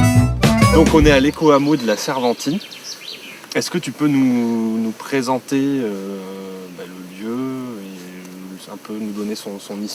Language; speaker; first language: French; native; French